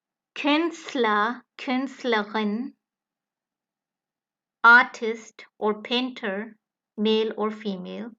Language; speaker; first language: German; non-native, fluent; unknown